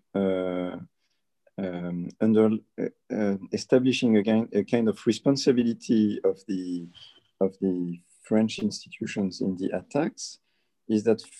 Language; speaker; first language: English; early bilingual, other home language; Spanish